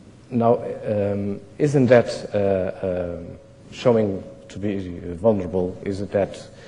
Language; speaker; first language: English; non-native, fluent; Portuguese